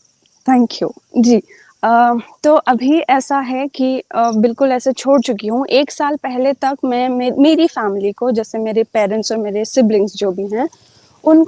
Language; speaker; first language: Hindi; native; Hindi